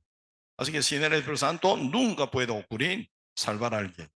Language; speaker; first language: Spanish; non-native, learner; Korean